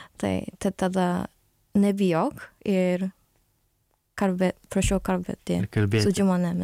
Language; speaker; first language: Lithuanian; non-native, learner; Japanese